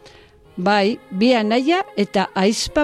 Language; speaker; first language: Basque; non-native, learner; Spanish